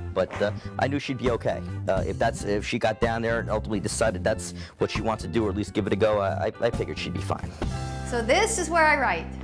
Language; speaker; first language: English; native; English